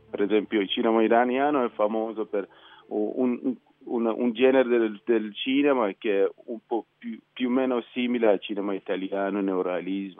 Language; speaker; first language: Italian; non-native, fluent; Persian